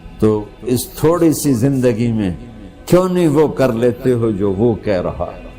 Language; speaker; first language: Urdu; non-native, local second language; Punjabi